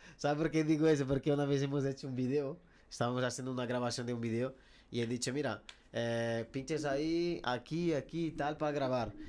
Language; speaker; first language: Spanish; non-native, fluent; Portuguese